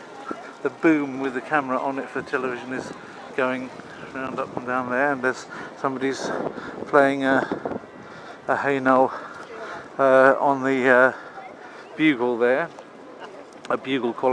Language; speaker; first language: English; native; English